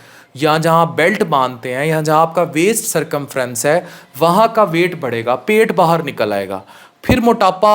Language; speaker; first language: Urdu; native; Urdu